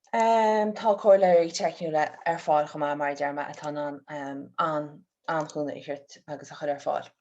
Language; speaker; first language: Irish; native; Irish